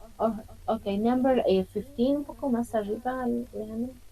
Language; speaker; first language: Spanish; non-native, fluent; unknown